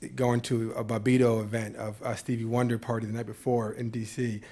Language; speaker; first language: English; native; English